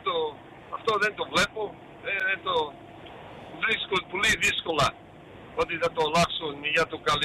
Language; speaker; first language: Greek; early bilingual, heritage; Greek